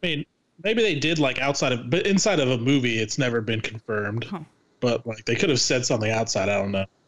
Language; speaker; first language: English; native; English